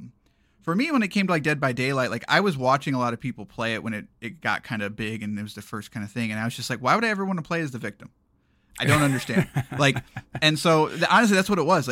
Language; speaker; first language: English; native; English